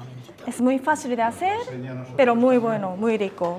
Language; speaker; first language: Spanish; non-native, fluent; Japanese